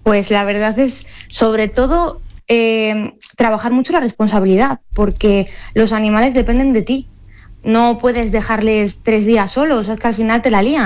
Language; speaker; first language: Spanish; native; Spanish